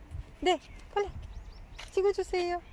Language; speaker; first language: Korean; non-native, fluent; Filipino